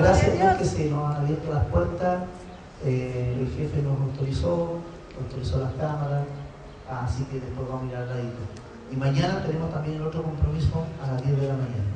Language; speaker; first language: Spanish; native; Spanish